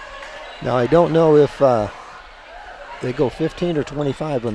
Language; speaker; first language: English; native; English